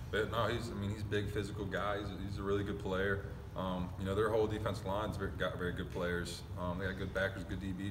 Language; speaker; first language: English; native; English